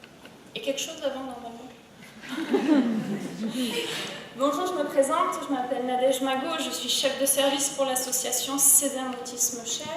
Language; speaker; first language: French; native; French